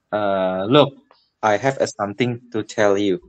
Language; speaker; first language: English; non-native, learner; Indonesian